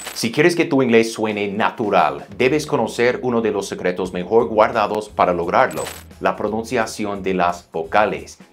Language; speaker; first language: Spanish; non-native, fluent; English